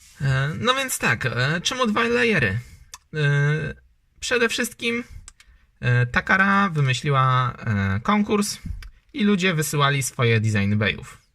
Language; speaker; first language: Polish; native; Polish